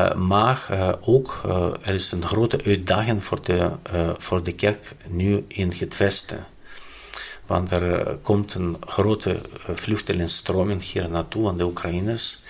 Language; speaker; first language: Dutch; non-native, fluent; Ukrainian